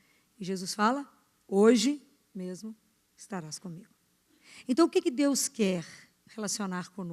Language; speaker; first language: Portuguese; native; Portuguese